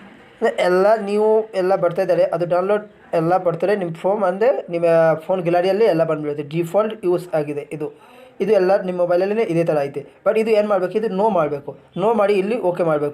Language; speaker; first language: Kannada; non-native, local second language; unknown